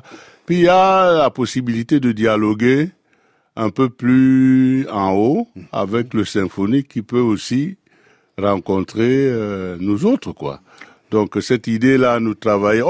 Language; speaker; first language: French; non-native, local second language; Duala